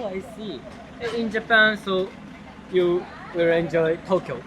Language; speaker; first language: English; non-native, learner; Japanese